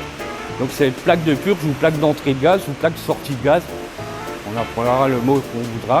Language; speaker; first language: French; native; French